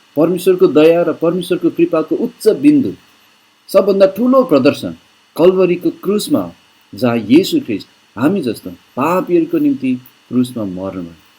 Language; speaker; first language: Nepali; native; Nepali